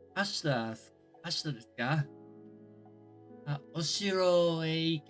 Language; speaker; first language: Japanese; non-native, learner; English